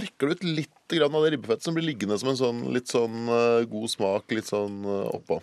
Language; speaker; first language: Norwegian; native; Norwegian